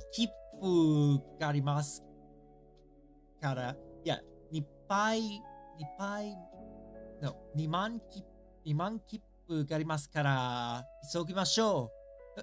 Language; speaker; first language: Japanese; non-native, learner; English